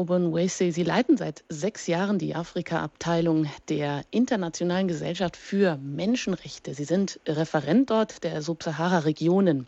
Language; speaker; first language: German; native; German